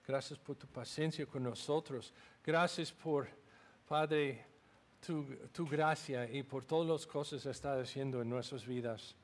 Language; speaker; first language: Spanish; non-native, learner; English